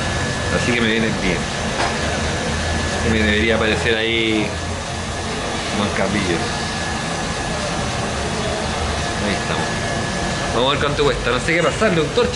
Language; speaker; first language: Spanish; native; Spanish